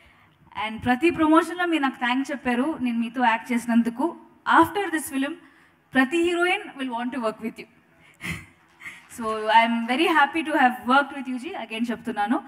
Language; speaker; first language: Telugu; non-native, fluent; Tamil